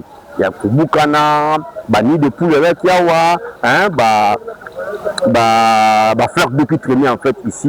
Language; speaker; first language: French; non-native, local second language; Lingala